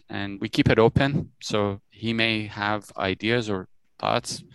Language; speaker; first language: English; early bilingual, other home language; Persian